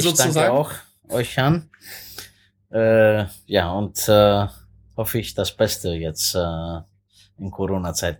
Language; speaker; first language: German; non-native, fluent; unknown